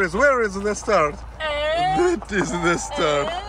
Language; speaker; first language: English; non-native, learner; Russian